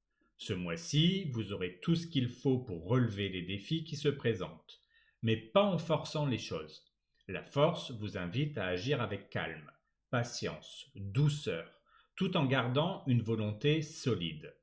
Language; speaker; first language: French; native; French